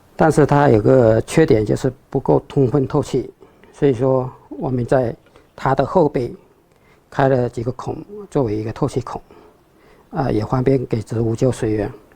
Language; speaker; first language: Chinese; native; Chinese